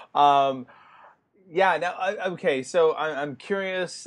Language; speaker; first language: English; native; English